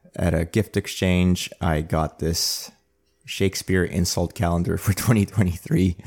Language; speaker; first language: English; early bilingual, other home language; Armenian